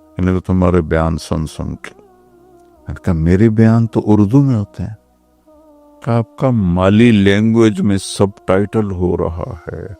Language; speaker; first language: Urdu; non-native, local second language; Punjabi